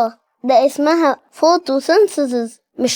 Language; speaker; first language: Arabic; native; Arabic